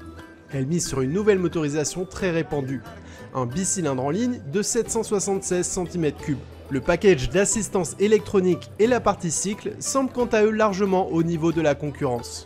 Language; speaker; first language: French; native; French